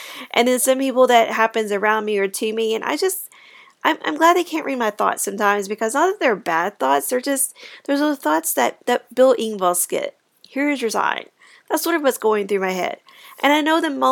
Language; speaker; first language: English; native; English